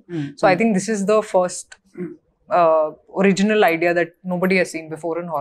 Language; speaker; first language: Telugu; non-native, local second language; Hindi